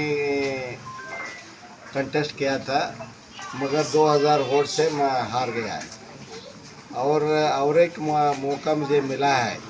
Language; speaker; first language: Hindi; non-native, local second language; Kannada